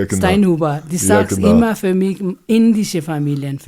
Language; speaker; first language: German; non-native, learner; Ladakhi